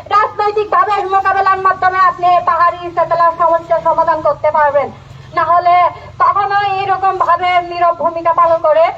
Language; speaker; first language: Bangla; non-native, local second language; Chakma